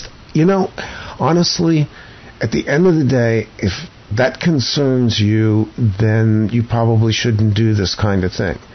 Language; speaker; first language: English; native; English